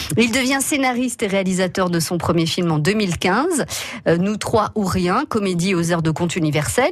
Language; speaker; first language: French; native; French